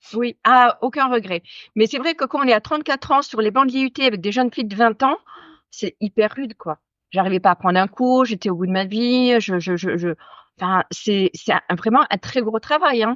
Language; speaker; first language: French; native; French